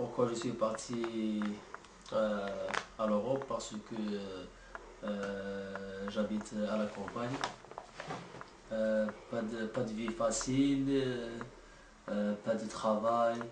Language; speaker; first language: French; non-native, learner; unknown